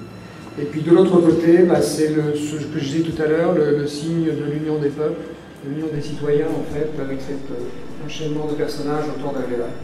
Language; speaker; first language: French; native; French